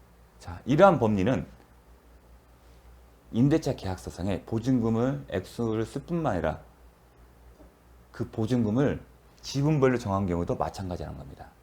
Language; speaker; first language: Korean; native; Korean